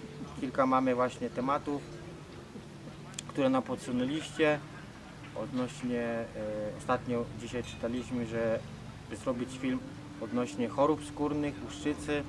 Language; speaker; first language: Polish; non-native, fluent; Vietnamese